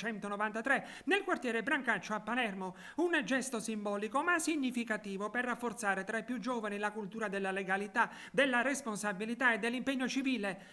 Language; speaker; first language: Italian; native; Italian